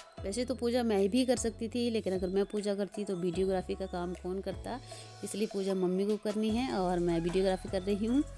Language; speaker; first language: Hindi; native; Hindi